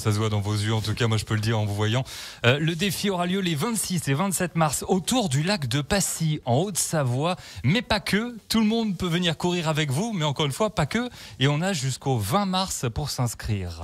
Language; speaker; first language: French; native; French